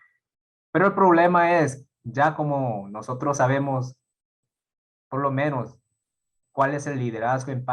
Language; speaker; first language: Spanish; non-native, fluent; Korean